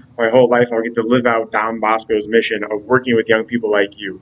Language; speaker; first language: English; native; English